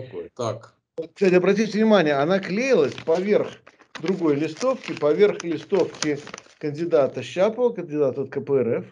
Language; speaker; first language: Russian; native; Russian